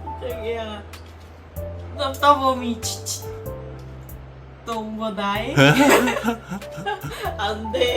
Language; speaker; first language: Korean; non-native, learner; Lao